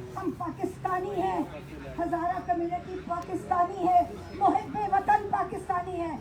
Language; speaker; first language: Urdu; native; Urdu